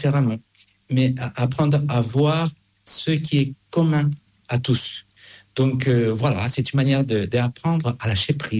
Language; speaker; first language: French; non-native, fluent; Spanish